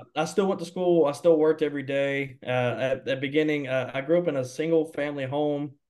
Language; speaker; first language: English; native; English